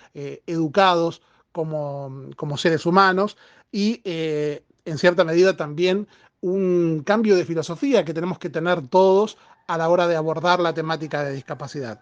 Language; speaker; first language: Spanish; native; Spanish